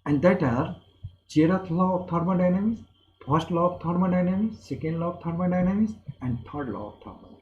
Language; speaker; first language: English; non-native, local second language; Nepali